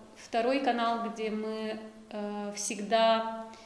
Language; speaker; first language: Russian; non-native, local second language; Romanian